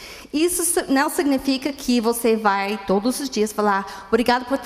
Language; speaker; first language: Portuguese; non-native, fluent; English